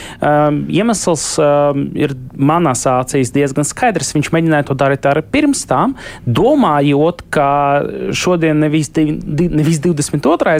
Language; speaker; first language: Latvian; non-native, local second language; Russian